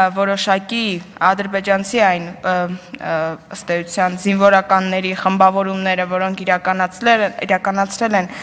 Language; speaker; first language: Armenian; native; Armenian